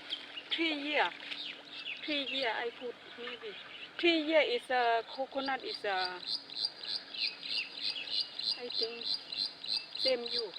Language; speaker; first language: English; non-native, learner; Thai